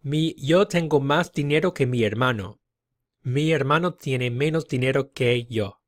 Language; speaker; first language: Spanish; non-native, fluent; English